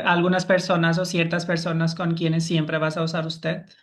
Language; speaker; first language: Spanish; non-native, fluent; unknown